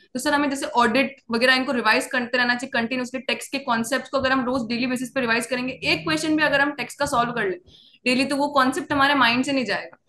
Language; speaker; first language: Hindi; native; Hindi